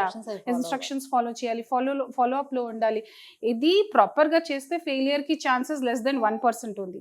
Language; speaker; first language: Telugu; non-native, fluent; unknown